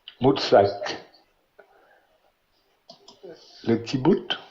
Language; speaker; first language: French; non-native, learner; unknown